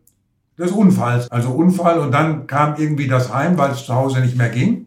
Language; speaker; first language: German; native; German